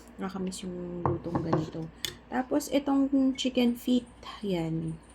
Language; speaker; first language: Filipino; non-native, local second language; Bikol